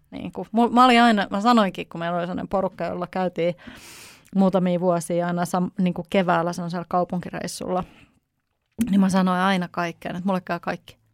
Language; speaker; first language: Finnish; native; Finnish